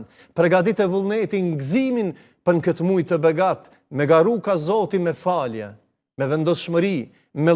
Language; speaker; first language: Albanian; native; Albanian